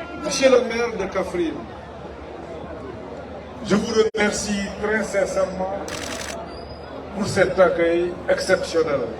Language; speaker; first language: French; non-native, local second language; Wolof